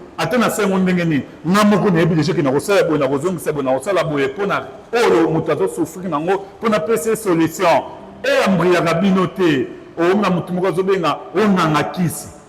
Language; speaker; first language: Lingala; non-native, local second language; Kongo